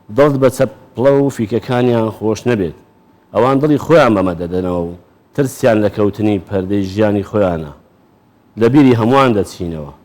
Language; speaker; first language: Central Kurdish; native; Central Kurdish